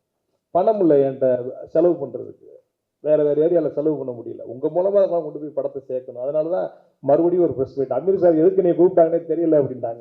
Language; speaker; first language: Tamil; native; Tamil